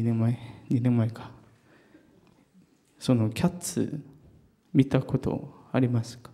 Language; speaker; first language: Japanese; non-native, fluent; Korean